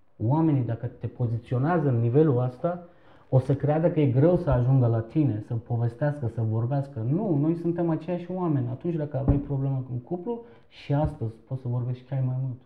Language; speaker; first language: Romanian; non-native, fluent; Turkish